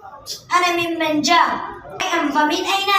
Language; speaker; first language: Arabic; non-native, learner; Urdu